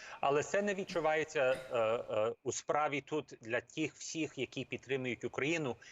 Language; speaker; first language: Ukrainian; early bilingual, heritage; Ukrainian